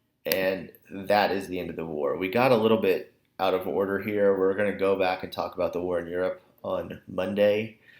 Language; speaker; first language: English; native; English